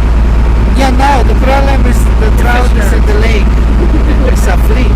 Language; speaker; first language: English; non-native, learner; Spanish